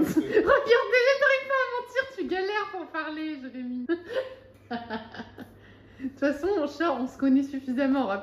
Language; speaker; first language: French; native; French